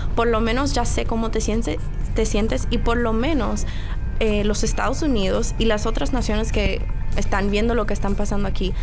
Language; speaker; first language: Spanish; early bilingual, heritage; Spanish